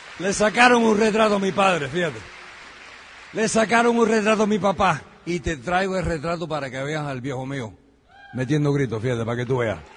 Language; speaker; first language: Spanish; early bilingual, heritage; Spanish